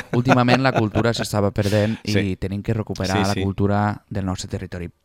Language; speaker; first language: Catalan; native; Catalan